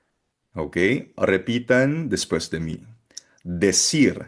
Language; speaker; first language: Spanish; non-native, fluent; Filipino